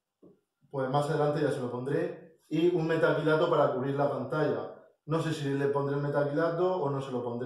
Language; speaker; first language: Spanish; native; Spanish